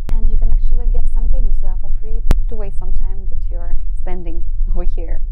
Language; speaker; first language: English; non-native, fluent; Russian